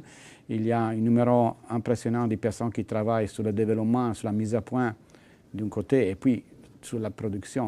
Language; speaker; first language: French; non-native, fluent; Italian